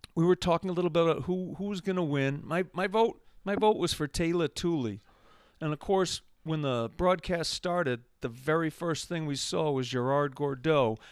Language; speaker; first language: English; native; English